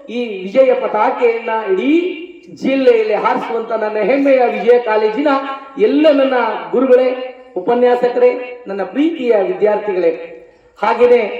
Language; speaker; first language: Kannada; native; Kannada